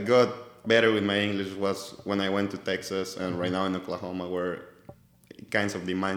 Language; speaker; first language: English; non-native, fluent; Spanish